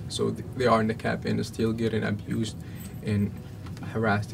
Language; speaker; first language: English; non-native, fluent; Arabic